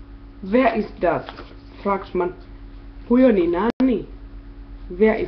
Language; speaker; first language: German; non-native, fluent; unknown